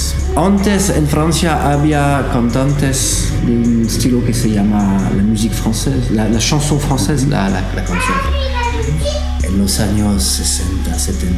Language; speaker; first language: Spanish; non-native, learner; French